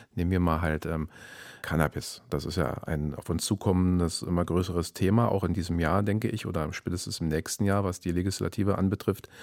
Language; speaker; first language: German; native; German